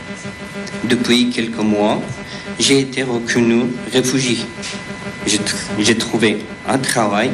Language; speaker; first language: French; non-native, fluent; Persian